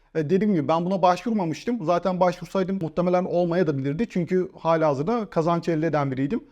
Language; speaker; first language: Turkish; native; Turkish